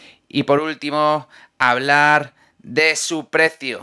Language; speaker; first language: Spanish; native; Spanish